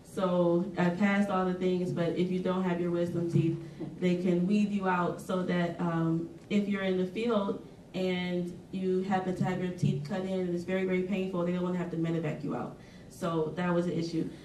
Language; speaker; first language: English; native; English